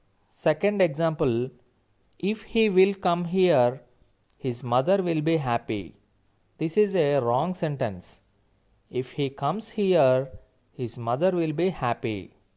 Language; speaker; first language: English; non-native, local second language; Telugu